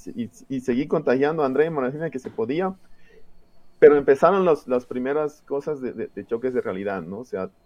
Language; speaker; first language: Spanish; native; Spanish